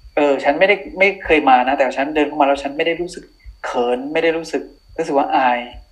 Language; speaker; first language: Thai; non-native, local second language; Akha